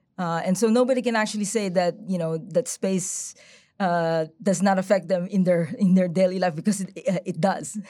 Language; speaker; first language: English; non-native, local second language; Filipino